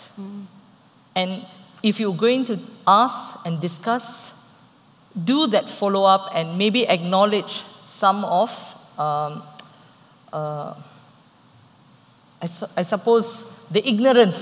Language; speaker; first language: English; non-native, local second language; Tamil